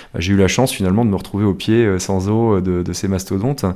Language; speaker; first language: French; native; French